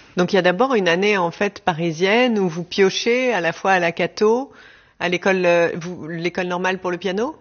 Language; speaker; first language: French; native; French